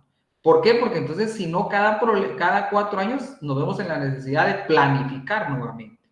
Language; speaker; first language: Spanish; native; Spanish